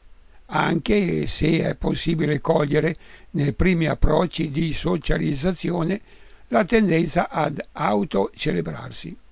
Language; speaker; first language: Italian; native; Italian